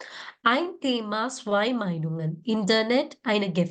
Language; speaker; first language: German; non-native, fluent; Malayalam